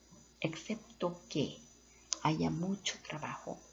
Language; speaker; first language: Spanish; non-native, fluent; Korean